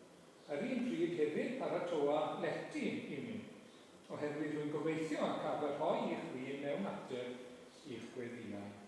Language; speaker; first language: Welsh; native; Welsh